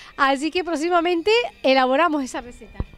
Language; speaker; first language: Spanish; native; Spanish